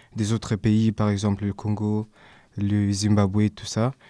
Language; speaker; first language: French; early bilingual, other home language; English